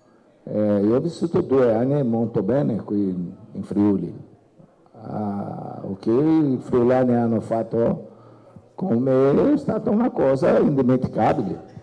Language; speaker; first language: Italian; non-native, fluent; Portuguese